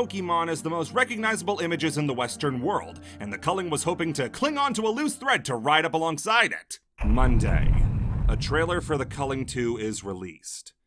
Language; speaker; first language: English; native; English